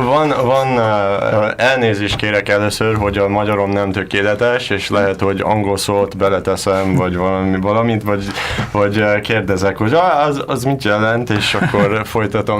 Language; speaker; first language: Hungarian; non-native, learner; English